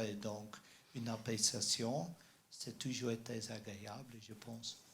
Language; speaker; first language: French; non-native, learner; Dutch